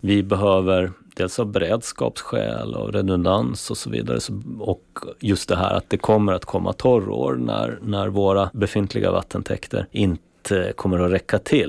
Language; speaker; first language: Swedish; native; Swedish